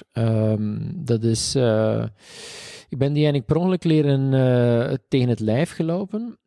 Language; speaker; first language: Dutch; native; Dutch